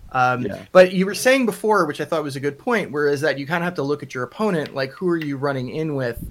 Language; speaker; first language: English; native; English